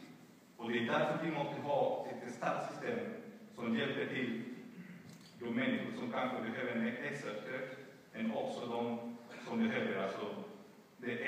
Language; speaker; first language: Swedish; non-native, fluent; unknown